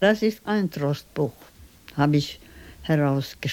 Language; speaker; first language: German; non-native, fluent; Swedish